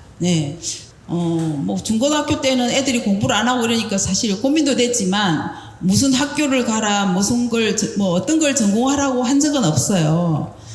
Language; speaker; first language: Korean; native; Korean